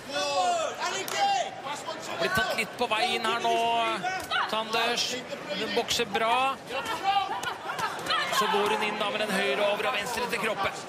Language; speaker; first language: Norwegian; native; Norwegian